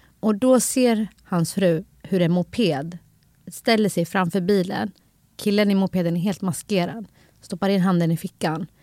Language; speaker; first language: Swedish; early bilingual, other home language; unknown